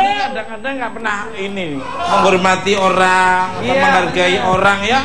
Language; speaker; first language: Indonesian; native; Indonesian